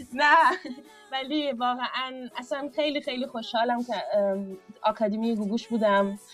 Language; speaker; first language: Persian; early bilingual, heritage; Persian